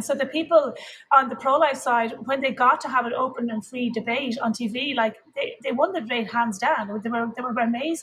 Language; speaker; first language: English; native; English